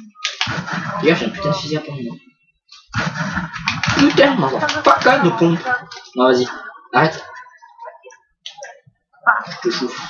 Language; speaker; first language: French; native; French